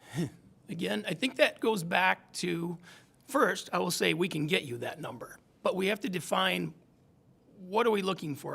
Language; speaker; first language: English; native; English